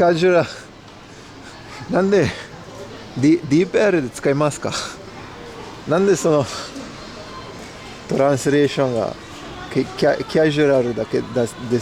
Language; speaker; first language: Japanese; non-native, learner; Dutch